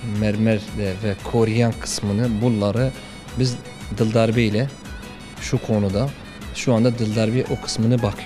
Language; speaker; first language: Turkish; non-native, learner; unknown